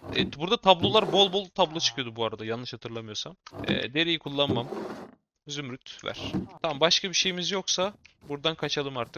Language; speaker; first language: Turkish; native; Turkish